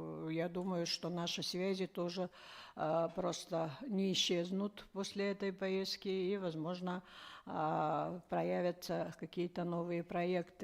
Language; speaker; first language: Russian; native; Russian